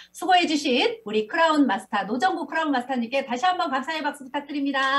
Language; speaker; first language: Korean; native; Korean